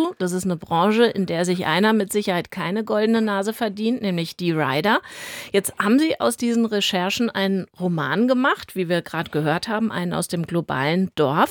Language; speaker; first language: German; native; German